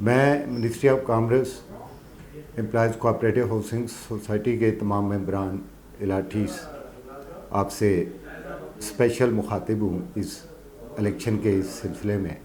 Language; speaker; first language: Urdu; non-native, local second language; Punjabi